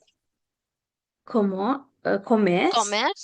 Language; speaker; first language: French; non-native, learner; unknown